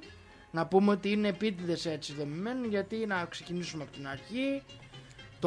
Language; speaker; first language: Greek; native; Greek